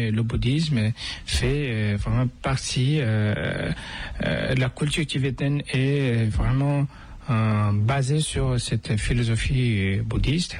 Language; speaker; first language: French; non-native, fluent; Tibetan